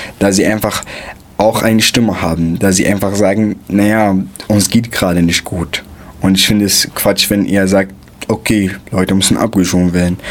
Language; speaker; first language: German; non-native, fluent; Arabic